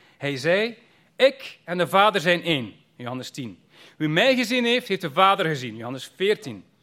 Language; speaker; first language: Dutch; native; Dutch